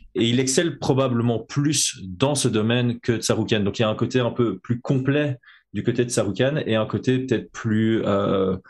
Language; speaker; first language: French; native; French